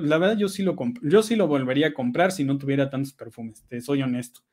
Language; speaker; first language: Spanish; native; Spanish